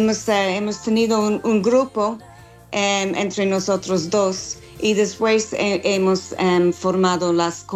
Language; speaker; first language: Spanish; non-native, learner; English